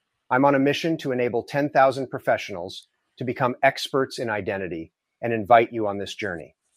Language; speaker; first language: English; native; English